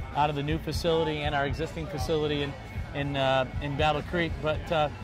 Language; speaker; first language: English; native; English